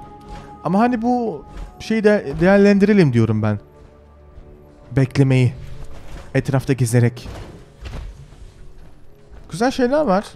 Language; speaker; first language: Turkish; early bilingual, heritage; Turkish